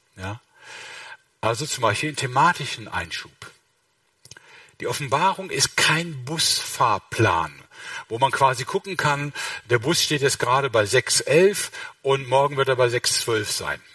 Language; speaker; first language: German; native; German